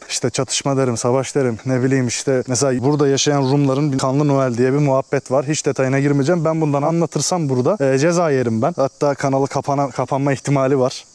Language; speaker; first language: Turkish; native; Turkish